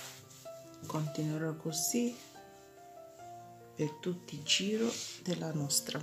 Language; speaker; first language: Italian; non-native, fluent; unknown